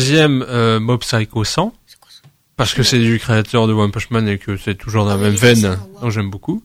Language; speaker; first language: French; native; French